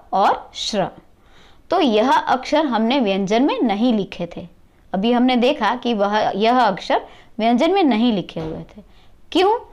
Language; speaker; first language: Hindi; non-native, local second language; Gujarati